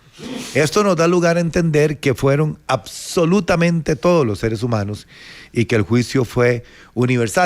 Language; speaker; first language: Spanish; native; Spanish